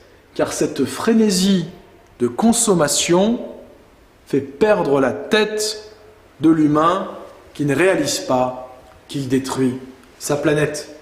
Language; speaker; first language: French; native; French